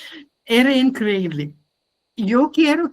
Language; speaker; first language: Spanish; non-native, fluent; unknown